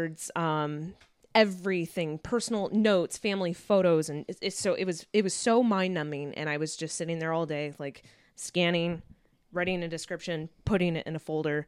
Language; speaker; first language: English; native; English